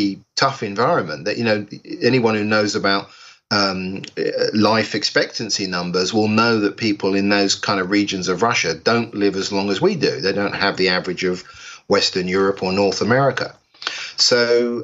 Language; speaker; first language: English; native; English